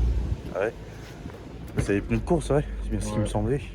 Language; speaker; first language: French; native; French